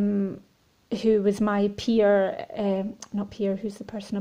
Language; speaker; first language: English; native; English